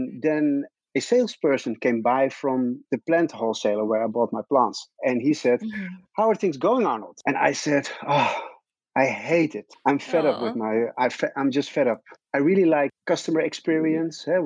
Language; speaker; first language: English; non-native, fluent; Dutch